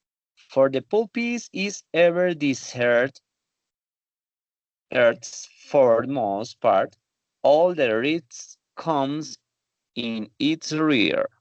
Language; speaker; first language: English; non-native, learner; Spanish